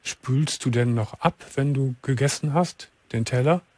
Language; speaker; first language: German; native; German